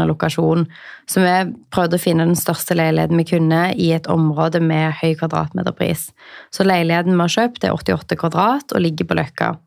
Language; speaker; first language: Norwegian; native; Norwegian